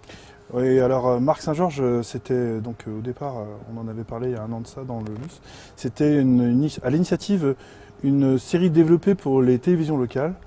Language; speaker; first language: French; native; French